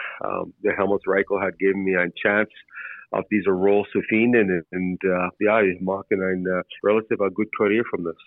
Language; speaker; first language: German; non-native, learner; English